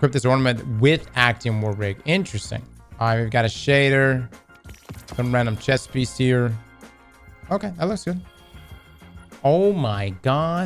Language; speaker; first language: English; native; English